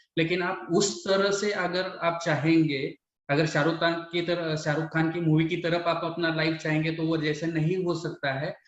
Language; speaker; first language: Hindi; non-native, local second language; Marathi